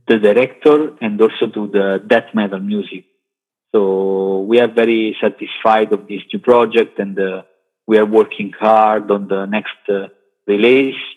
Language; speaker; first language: English; non-native, learner; Italian